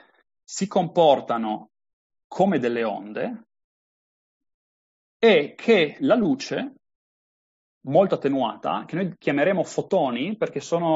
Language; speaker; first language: Italian; native; Italian